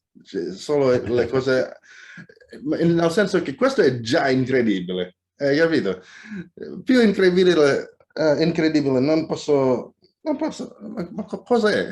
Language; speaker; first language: Italian; non-native, fluent; Indonesian